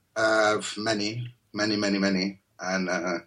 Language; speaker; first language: English; non-native, fluent; Spanish